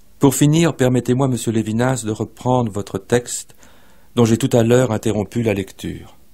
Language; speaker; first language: French; native; French